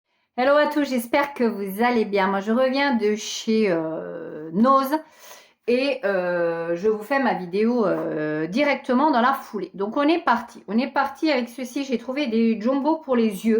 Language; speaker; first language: French; native; French